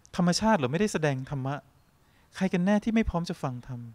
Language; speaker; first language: Thai; native; Thai